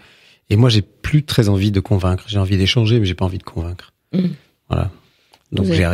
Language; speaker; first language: French; native; French